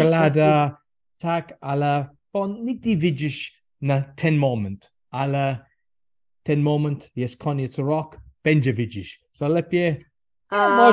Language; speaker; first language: Polish; non-native, learner; English